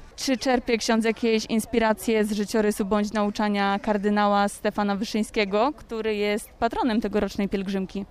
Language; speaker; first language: Polish; native; Polish